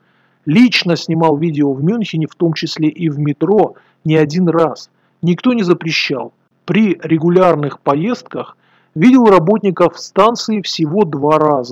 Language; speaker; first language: Russian; native; Russian